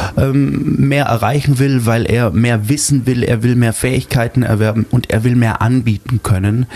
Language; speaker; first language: German; native; German